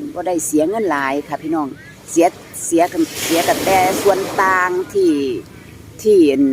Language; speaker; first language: Thai; non-native, local second language; Northeastern Thai